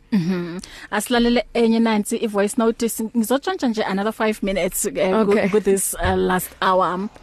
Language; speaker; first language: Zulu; native; Zulu